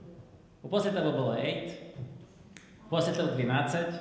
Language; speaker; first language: Russian; non-native, fluent; Czech